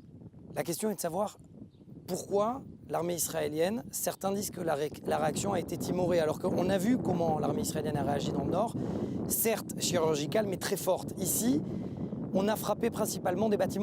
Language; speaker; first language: French; native; French